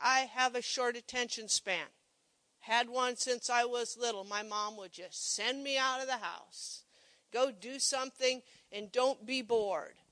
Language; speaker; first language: English; native; English